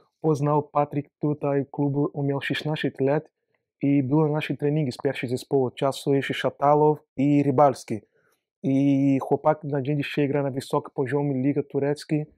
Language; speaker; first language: Polish; non-native, learner; Portuguese